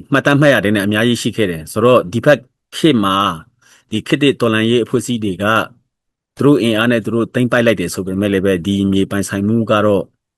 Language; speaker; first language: Burmese; non-native, local second language; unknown